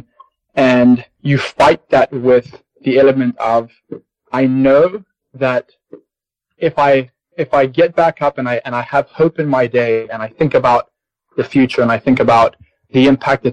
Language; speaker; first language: English; native; English